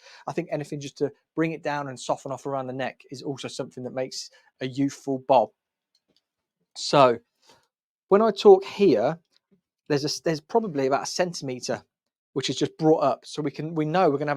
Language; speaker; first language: English; native; English